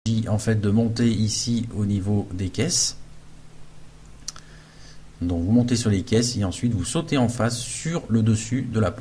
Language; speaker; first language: French; native; French